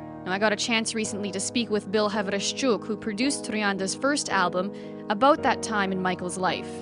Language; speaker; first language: English; early bilingual, other home language; Ukrainian